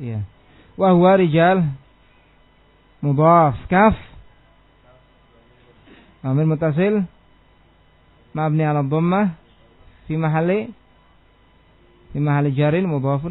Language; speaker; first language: Arabic; non-native, fluent; Indonesian